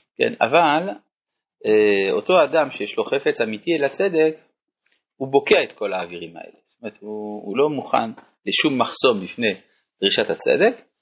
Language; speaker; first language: Hebrew; non-native, fluent; French